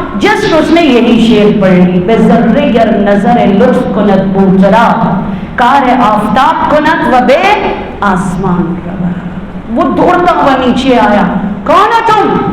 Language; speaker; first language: Urdu; native; Urdu